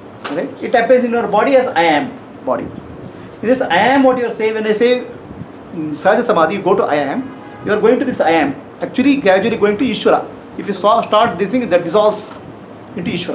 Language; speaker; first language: English; non-native, local second language; Kannada